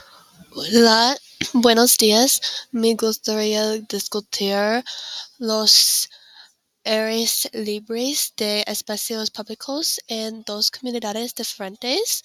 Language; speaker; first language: Spanish; non-native, learner; English